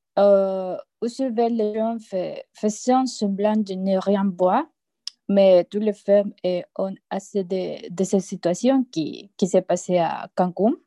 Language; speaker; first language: French; non-native, learner; Spanish